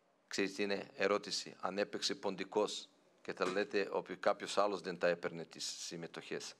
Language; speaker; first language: Greek; non-native, fluent; Serbian